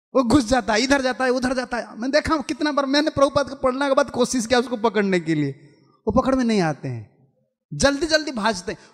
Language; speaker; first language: Hindi; non-native, local second language; Odia